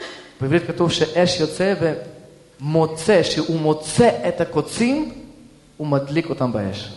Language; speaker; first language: Hebrew; early bilingual, other home language; Russian